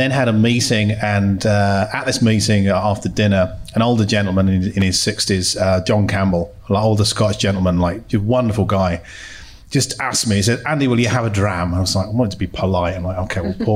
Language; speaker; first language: English; native; English